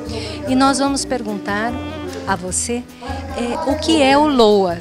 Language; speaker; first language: Portuguese; native; Portuguese